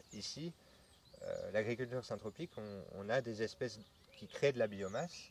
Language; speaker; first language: French; native; French